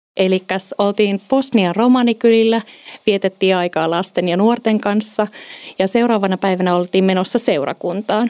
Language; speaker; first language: Finnish; native; Finnish